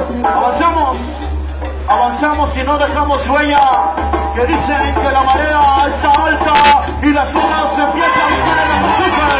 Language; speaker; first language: Spanish; native; Spanish